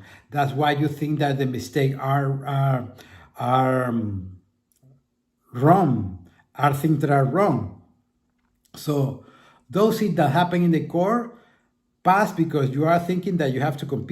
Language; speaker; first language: English; non-native, fluent; Spanish